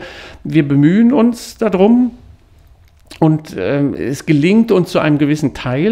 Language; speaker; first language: German; native; German